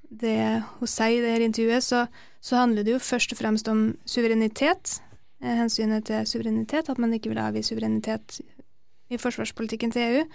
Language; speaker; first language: Norwegian; native; Norwegian